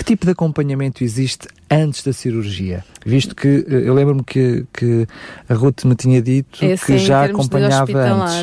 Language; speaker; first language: Portuguese; native; Portuguese